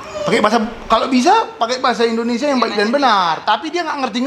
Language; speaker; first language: Indonesian; native; Indonesian